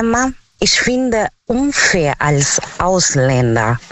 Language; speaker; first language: German; non-native, learner; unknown